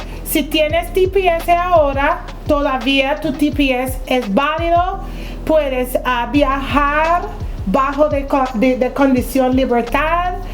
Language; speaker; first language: Spanish; non-native, fluent; English